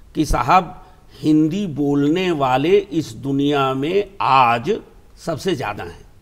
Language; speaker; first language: Hindi; native; Hindi